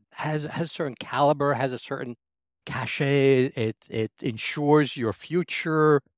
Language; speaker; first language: English; early bilingual, other home language; Arabic